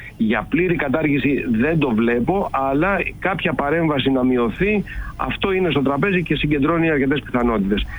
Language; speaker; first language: Greek; native; Greek